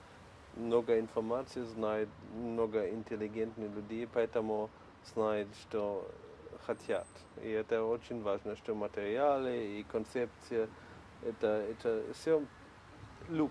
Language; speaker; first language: Russian; non-native, learner; Polish